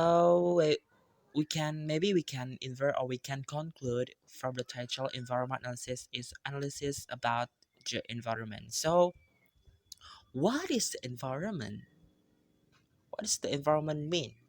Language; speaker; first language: English; non-native, learner; Indonesian